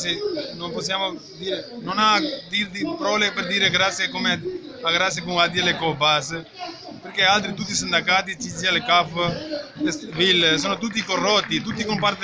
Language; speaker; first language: Italian; non-native, learner; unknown